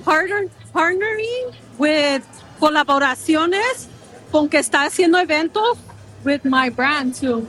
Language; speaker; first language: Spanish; early bilingual, heritage; Spanish